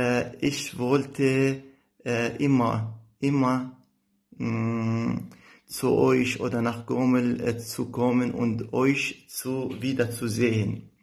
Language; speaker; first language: German; non-native, fluent; Arabic